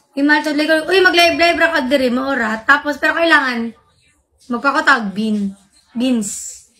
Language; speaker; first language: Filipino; non-native, local second language; Cebuano